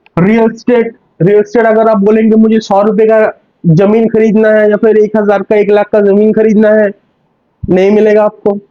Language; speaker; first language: Hindi; non-native, local second language; Bangla